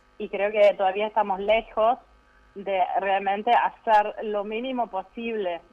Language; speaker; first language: Spanish; non-native, fluent; German